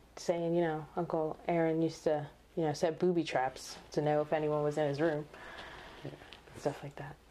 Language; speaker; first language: English; native; English